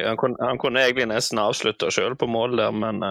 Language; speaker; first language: Norwegian; native; Norwegian